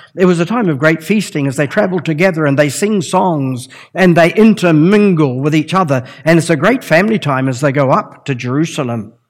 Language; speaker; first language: English; native; English